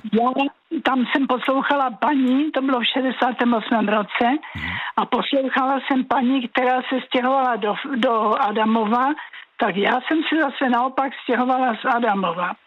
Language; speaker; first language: Czech; native; Czech